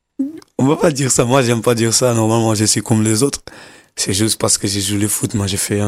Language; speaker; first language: French; non-native, learner; Kabuverdianu